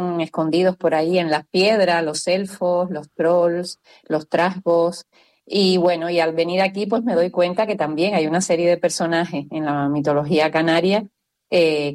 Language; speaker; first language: Spanish; native; Spanish